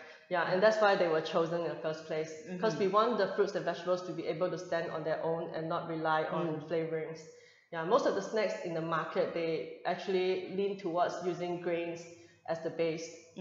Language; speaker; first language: English; non-native, local second language; Cantonese